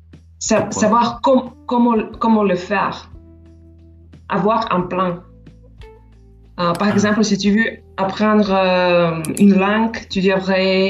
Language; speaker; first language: French; non-native, fluent; Slovak